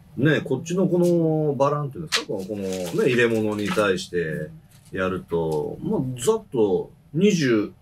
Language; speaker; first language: Japanese; native; Japanese